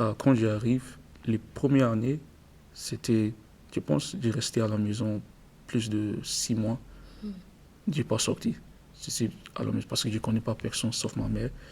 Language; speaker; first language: French; non-native, learner; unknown